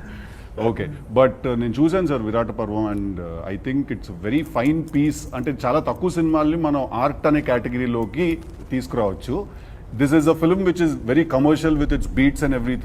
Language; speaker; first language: Telugu; native; Telugu